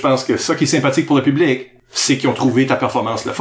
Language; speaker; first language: French; native; French